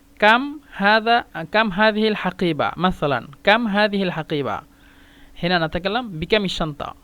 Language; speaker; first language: Arabic; non-native, fluent; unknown